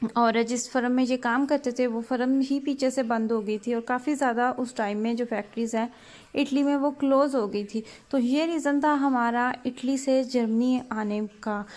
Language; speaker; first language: Urdu; native; Urdu